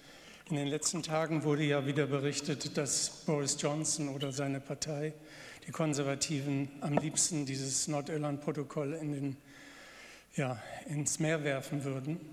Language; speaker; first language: German; native; German